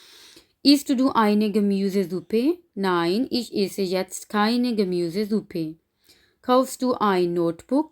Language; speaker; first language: German; non-native, fluent; Urdu